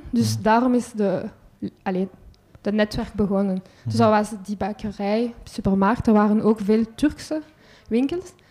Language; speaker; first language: Dutch; non-native, local second language; French